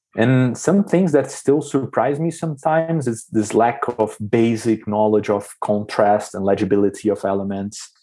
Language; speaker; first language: English; non-native, fluent; Portuguese